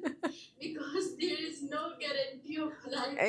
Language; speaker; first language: English; non-native, learner; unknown